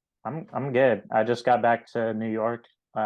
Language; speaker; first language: English; native; English